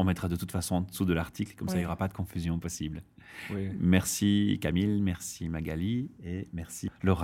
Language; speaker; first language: French; native; French